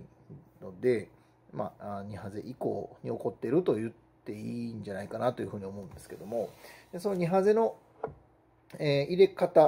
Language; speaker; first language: Japanese; native; Japanese